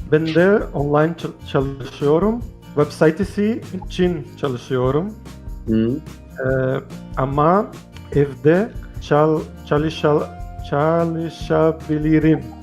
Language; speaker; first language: Turkish; non-native, learner; Portuguese